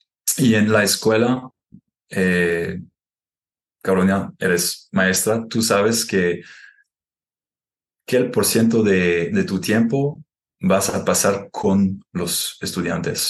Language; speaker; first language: Spanish; non-native, fluent; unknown